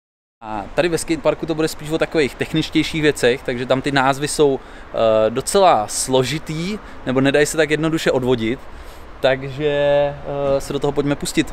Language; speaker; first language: Czech; native; Czech